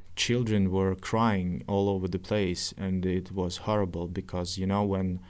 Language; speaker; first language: English; non-native, fluent; Russian